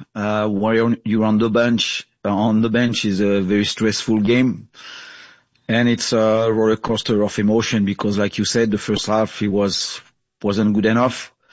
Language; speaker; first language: English; non-native, fluent; French